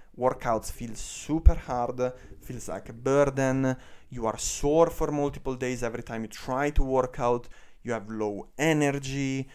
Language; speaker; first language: English; non-native, fluent; Italian